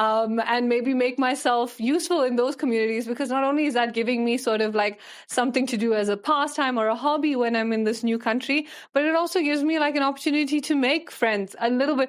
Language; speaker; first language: English; early bilingual, other home language; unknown